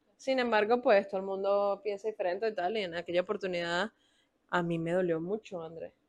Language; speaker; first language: Spanish; native; Spanish